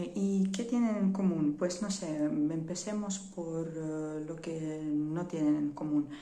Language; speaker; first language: Spanish; non-native, fluent; Ukrainian